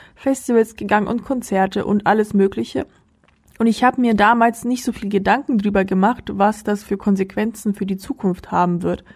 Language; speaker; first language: German; early bilingual, other home language; Russian